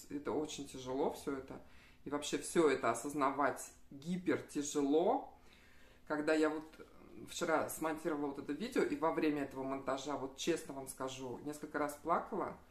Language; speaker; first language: Russian; native; Russian